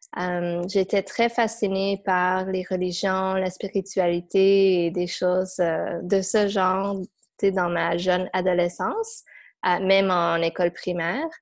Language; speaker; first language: French; non-native, fluent; English